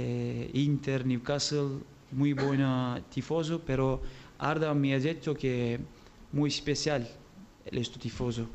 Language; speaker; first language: Italian; non-native, learner; Turkish